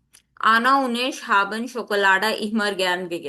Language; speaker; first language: German; non-native, fluent; Hindi